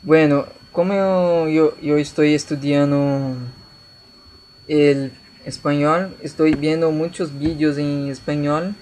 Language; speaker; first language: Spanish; non-native, learner; Portuguese